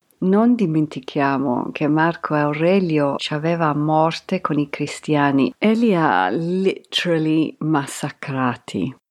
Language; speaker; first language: Italian; non-native, fluent; English